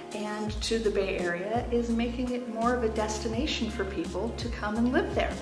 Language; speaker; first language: English; native; English